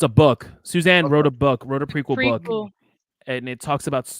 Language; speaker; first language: English; native; English